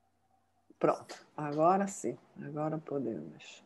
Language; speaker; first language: Portuguese; non-native, fluent; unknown